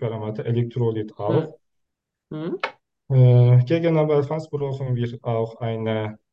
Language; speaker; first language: German; non-native, learner; Turkish